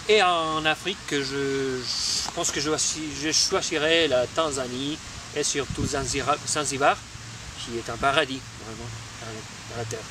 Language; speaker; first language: French; non-native, fluent; Spanish